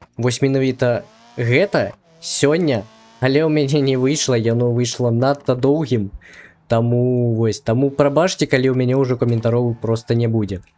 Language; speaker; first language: Belarusian; non-native, local second language; Russian